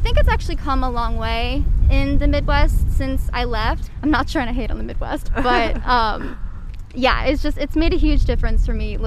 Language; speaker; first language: English; native; English